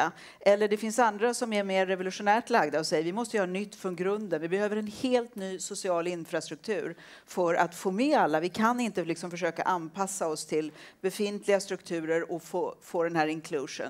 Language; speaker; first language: Swedish; native; Swedish